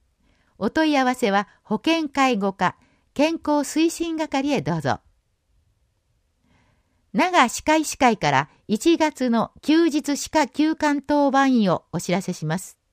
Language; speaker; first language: Japanese; native; Japanese